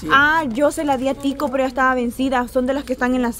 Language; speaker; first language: Spanish; native; Spanish